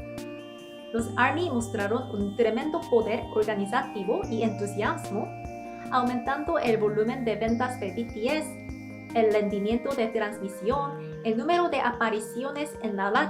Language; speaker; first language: Spanish; non-native, fluent; Korean